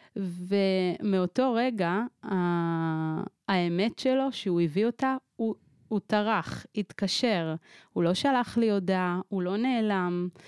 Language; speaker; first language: Hebrew; native; Hebrew